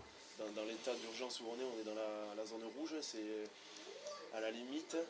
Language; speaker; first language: French; native; French